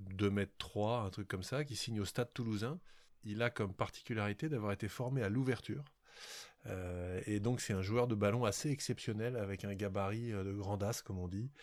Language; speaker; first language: French; native; French